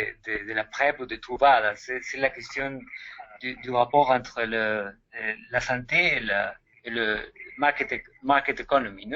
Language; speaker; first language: French; non-native, fluent; Spanish